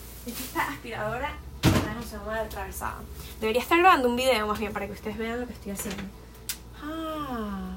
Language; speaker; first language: Spanish; native; Spanish